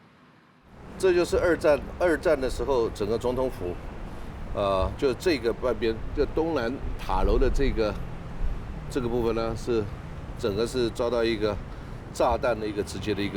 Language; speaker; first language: Chinese; native; Chinese